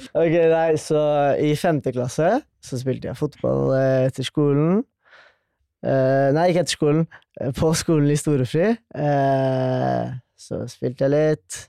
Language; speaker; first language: Norwegian; early bilingual, other home language; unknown